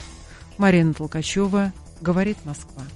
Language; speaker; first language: Russian; native; Russian